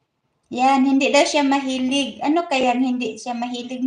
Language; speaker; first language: Filipino; non-native, local second language; Cebuano